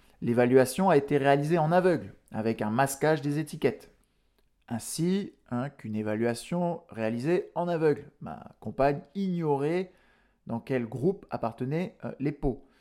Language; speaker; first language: French; native; French